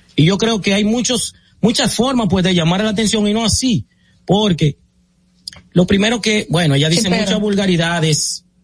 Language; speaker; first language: Spanish; native; Spanish